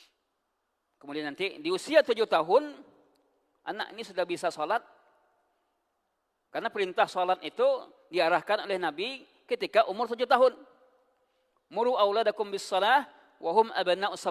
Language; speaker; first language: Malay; non-native, local second language; Minangkabau